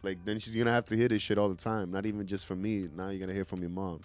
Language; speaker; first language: English; early bilingual, other home language; Spanish